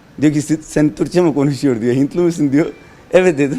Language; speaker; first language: Turkish; non-native, learner; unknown